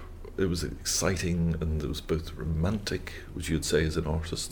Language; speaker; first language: English; native; English